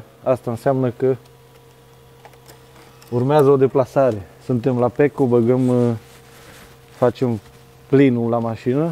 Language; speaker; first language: Romanian; native; Romanian